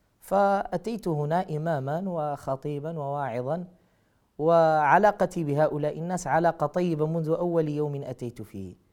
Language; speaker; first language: Arabic; native; Arabic